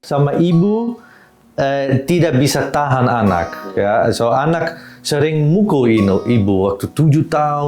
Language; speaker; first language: Indonesian; non-native, fluent; Dutch